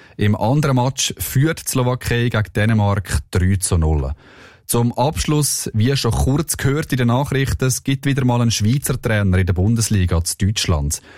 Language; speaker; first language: German; native; German